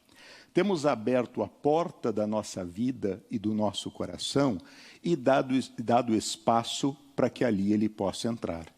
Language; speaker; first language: Portuguese; native; Portuguese